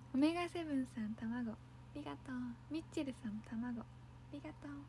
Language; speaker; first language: Japanese; native; Japanese